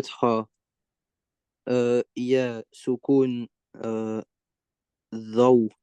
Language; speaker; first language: Arabic; non-native, learner; Estonian